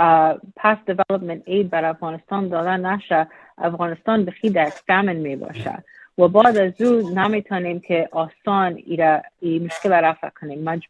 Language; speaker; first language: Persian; early bilingual, heritage; Persian